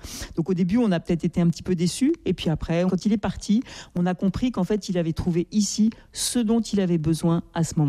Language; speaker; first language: French; native; French